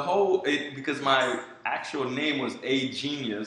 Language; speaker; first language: English; early bilingual, other home language; Haitian Creole